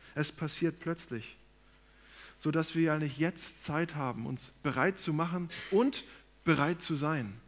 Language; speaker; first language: German; native; German